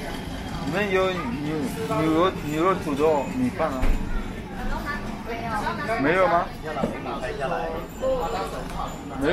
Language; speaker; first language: Chinese; non-native, learner; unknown